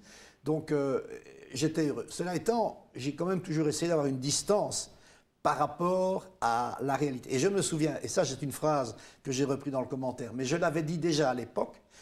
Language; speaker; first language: French; native; French